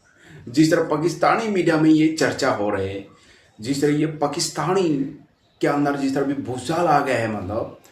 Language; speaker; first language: Hindi; non-native, local second language; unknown